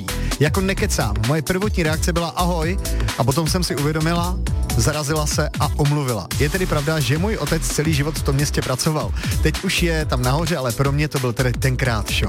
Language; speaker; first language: Czech; native; Czech